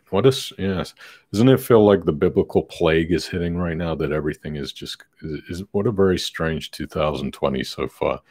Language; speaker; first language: English; native; English